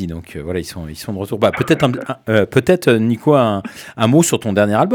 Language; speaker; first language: French; native; French